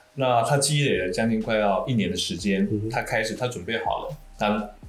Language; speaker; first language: Chinese; native; Chinese